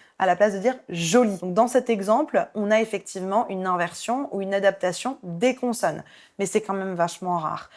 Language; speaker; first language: French; native; French